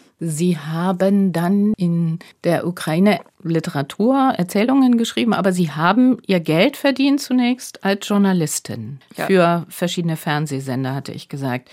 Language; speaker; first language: German; native; German